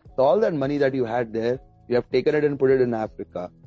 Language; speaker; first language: English; early bilingual, other home language; Arabic